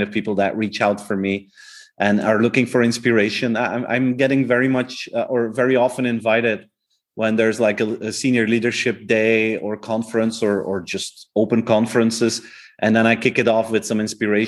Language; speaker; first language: English; non-native, fluent; Dutch